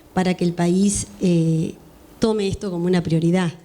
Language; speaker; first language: Spanish; native; Spanish